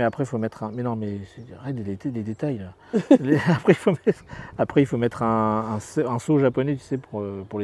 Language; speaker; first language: French; native; French